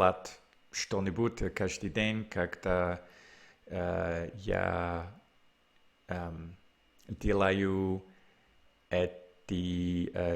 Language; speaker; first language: Russian; non-native, learner; English